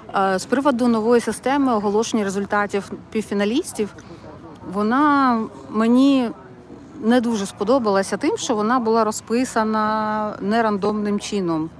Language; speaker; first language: Ukrainian; non-native, local second language; Russian